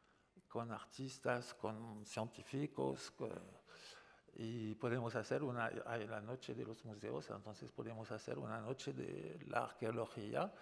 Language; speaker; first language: Spanish; non-native, fluent; French